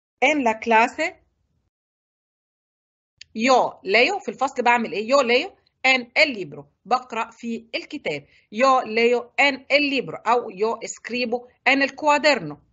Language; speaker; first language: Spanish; non-native, fluent; Arabic